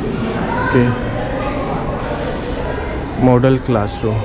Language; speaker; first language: Hindi; native; Hindi